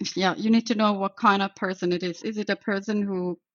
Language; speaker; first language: English; non-native, fluent; Finnish